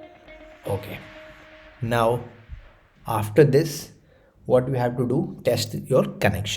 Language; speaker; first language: English; non-native, local second language; Hindi